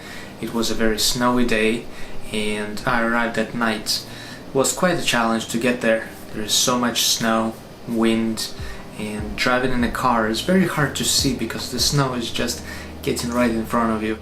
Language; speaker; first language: English; non-native, fluent; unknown